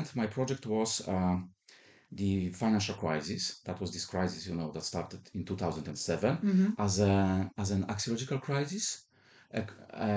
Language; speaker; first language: English; non-native, fluent; Polish